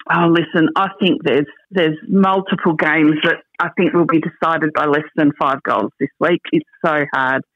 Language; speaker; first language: English; native; English